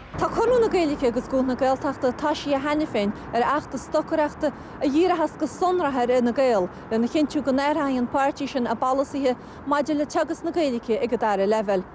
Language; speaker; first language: Irish; native; Irish